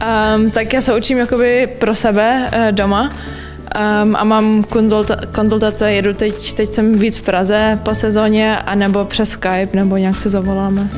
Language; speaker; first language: Czech; early bilingual, heritage; Czech